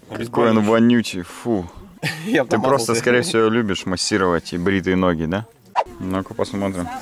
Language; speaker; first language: Russian; native; Russian